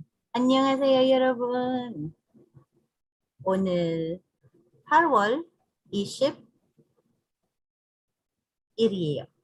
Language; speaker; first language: Korean; non-native, learner; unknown